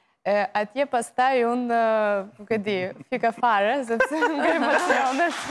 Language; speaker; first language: Albanian; non-native, learner; Russian